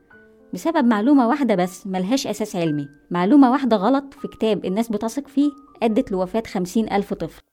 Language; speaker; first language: Arabic; native; Arabic